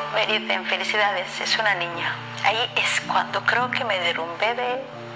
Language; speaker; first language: Spanish; non-native, fluent; Somali